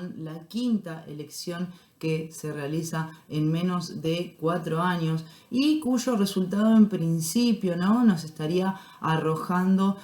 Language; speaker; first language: Spanish; native; Spanish